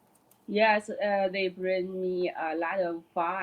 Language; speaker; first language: English; non-native, learner; Chinese